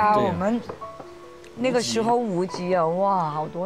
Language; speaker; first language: Chinese; non-native, local second language; Cantonese